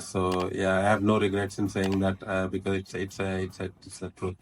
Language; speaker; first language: English; non-native, local second language; Malayalam